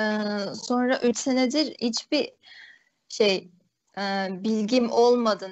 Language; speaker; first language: Turkish; early bilingual, other home language; Uyghur